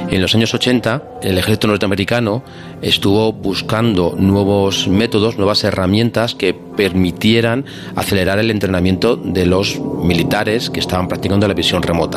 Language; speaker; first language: Spanish; native; Spanish